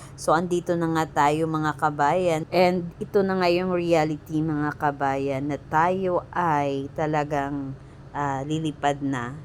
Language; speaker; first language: Filipino; non-native, local second language; Hiligaynon